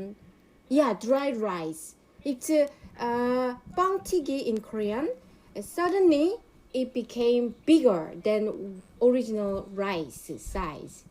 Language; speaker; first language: English; non-native, learner; Korean